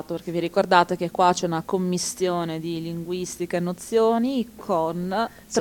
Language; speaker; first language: Italian; native; Italian